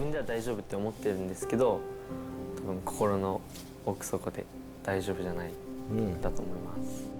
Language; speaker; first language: Japanese; native; Japanese